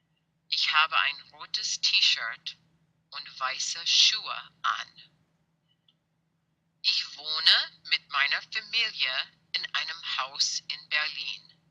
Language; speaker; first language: German; non-native, fluent; English